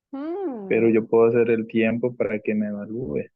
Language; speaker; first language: Spanish; native; Spanish